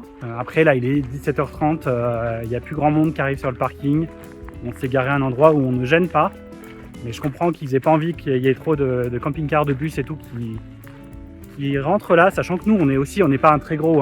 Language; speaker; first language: French; native; French